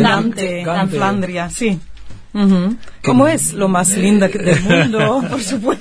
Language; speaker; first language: Spanish; non-native, fluent; Dutch